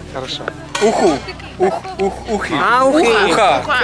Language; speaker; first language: Russian; non-native, learner; Malay